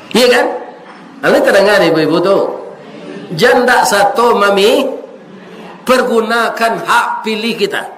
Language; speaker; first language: Malay; non-native, local second language; Minangkabau